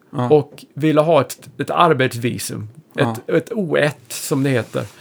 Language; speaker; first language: Swedish; native; Swedish